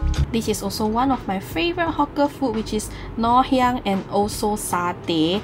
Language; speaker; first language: English; non-native, local second language; Chinese